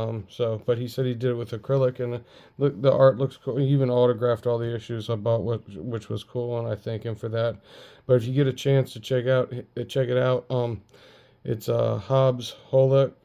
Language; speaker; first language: English; native; English